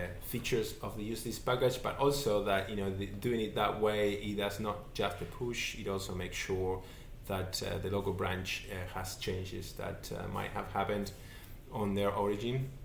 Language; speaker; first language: English; non-native, fluent; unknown